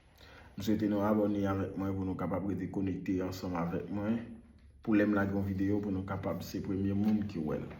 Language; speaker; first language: French; non-native, learner; Haitian Creole